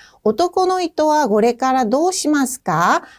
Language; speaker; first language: Japanese; non-native, fluent; Korean